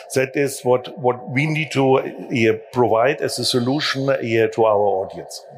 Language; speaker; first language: English; non-native, fluent; German